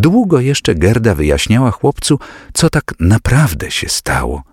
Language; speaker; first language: Polish; native; Polish